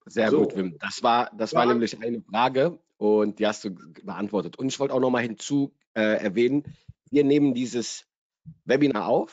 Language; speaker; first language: German; native; German